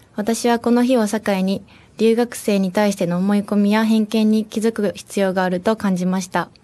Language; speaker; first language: Japanese; native; Japanese